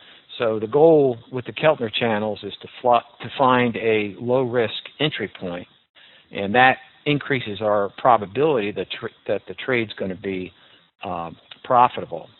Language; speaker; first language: English; native; English